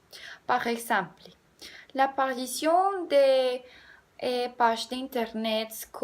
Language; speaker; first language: French; non-native, learner; Spanish